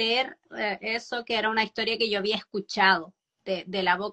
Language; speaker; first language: Spanish; native; Spanish